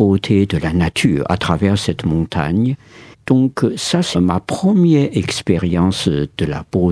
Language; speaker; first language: French; non-native, fluent; Chinese